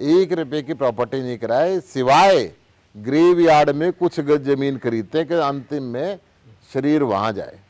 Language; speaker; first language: Hindi; native; Hindi